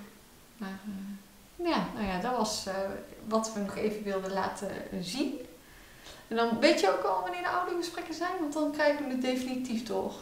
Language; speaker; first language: Dutch; native; Dutch